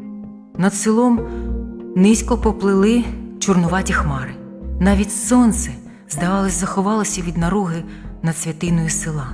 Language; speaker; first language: Ukrainian; native; Ukrainian